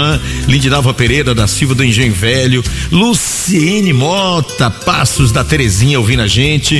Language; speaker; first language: Portuguese; native; Portuguese